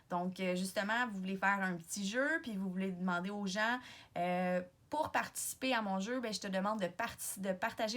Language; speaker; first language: French; native; French